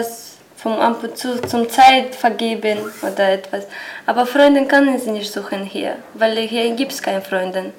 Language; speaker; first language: German; non-native, learner; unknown